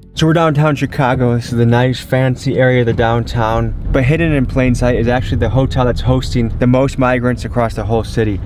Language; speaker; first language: English; native; English